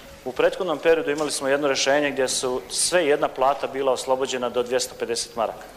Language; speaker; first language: Croatian; native; Croatian